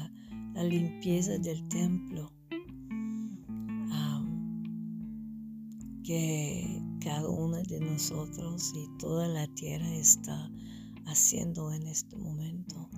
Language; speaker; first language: Spanish; non-native, fluent; English